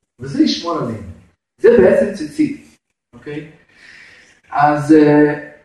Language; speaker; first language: Hebrew; non-native, fluent; Russian